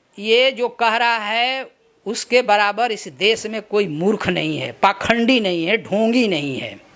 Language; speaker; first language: Hindi; native; Hindi